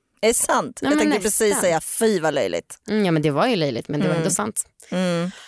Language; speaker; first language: Swedish; native; Swedish